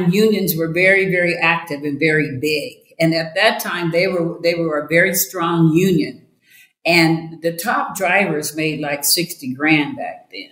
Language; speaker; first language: English; native; English